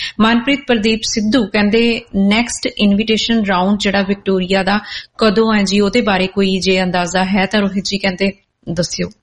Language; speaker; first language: Punjabi; native; Punjabi